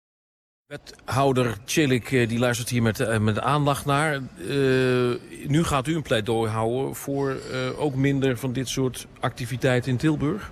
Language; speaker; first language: Dutch; native; Dutch